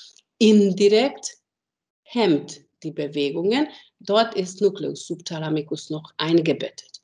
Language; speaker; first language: German; non-native, fluent; Hungarian